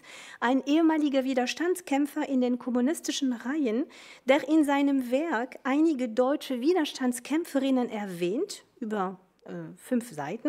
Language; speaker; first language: German; non-native, fluent; French